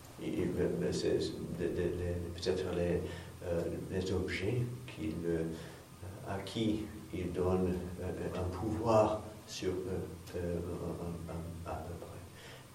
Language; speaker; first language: French; non-native, fluent; English